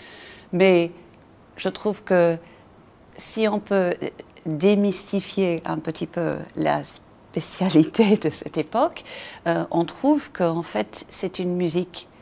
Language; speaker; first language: French; non-native, fluent; English